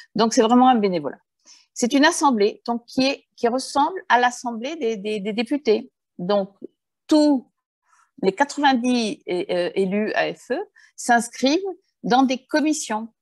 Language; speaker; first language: French; early bilingual, heritage; Spanish